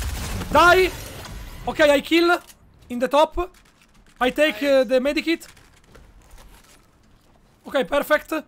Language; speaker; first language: English; non-native, learner; Italian